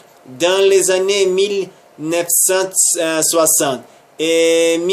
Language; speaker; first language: French; non-native, learner; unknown